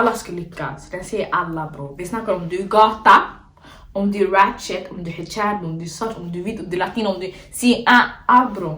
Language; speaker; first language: Swedish; early bilingual, other home language; Somali